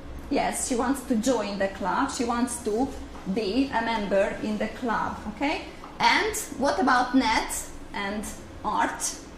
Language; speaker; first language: English; non-native, fluent; Hungarian